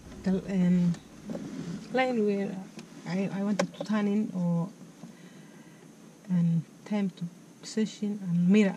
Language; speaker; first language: English; non-native, learner; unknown